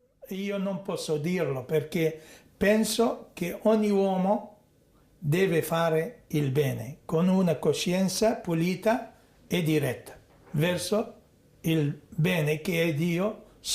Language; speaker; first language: Italian; non-native, fluent; Arabic